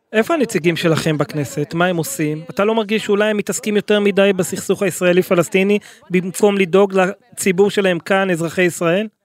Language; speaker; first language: Hebrew; native; Hebrew